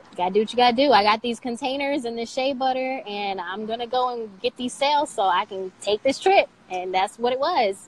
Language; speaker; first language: English; native; English